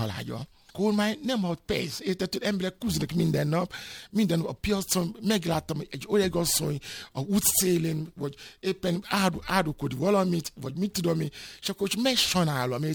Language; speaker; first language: Hungarian; non-native, fluent; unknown